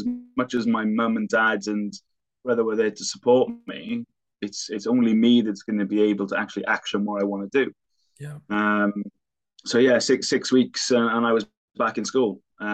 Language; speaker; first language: English; native; English